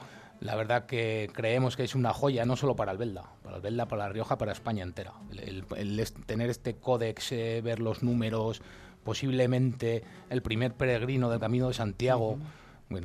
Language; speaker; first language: Spanish; native; Spanish